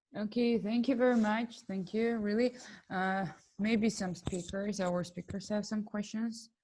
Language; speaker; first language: English; non-native, fluent; Georgian